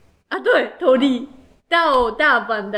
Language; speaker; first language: Chinese; non-native, learner; Japanese